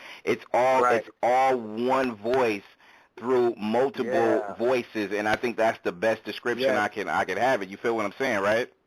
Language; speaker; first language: English; native; English